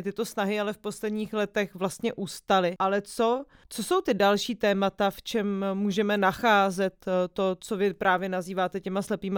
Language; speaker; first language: Czech; native; Czech